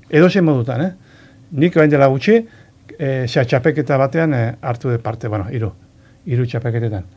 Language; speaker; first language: Basque; non-native, local second language; Spanish